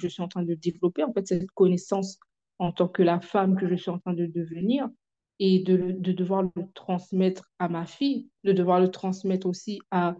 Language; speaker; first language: French; native; French